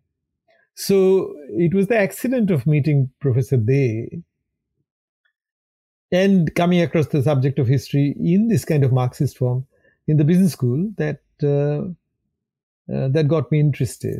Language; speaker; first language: English; non-native, local second language; Bangla